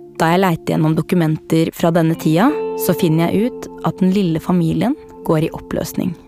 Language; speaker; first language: Norwegian; native; Norwegian